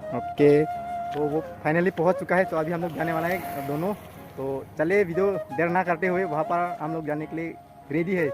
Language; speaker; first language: Hindi; non-native, local second language; Karbi